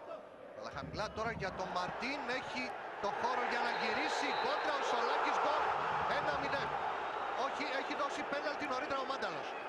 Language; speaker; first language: Greek; native; Greek